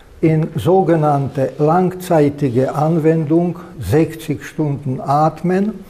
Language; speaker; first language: German; non-native, fluent; Slovak